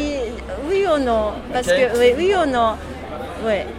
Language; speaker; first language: French; non-native, learner; Japanese